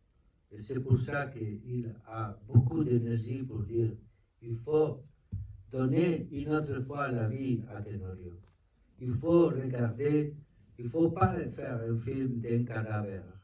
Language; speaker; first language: French; non-native, learner; Spanish